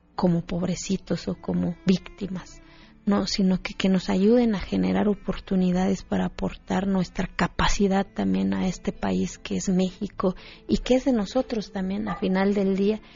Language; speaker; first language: Spanish; non-native, local second language; Zapotec